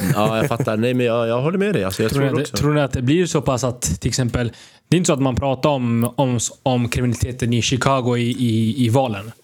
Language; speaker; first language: Swedish; early bilingual, other home language; Arabic